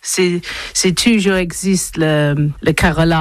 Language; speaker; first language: French; non-native, learner; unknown